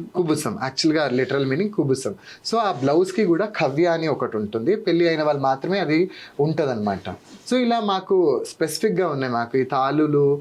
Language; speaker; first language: Telugu; non-native, local second language; Lambadi